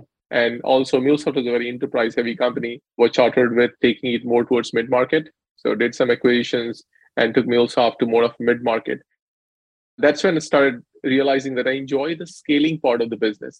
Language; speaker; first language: English; non-native, local second language; Hindi